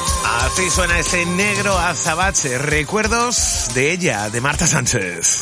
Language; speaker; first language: Spanish; native; Spanish